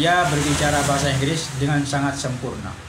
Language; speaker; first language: Indonesian; non-native, local second language; Madurese